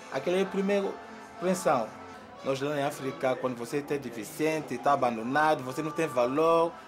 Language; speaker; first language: Portuguese; non-native, local second language; Kongo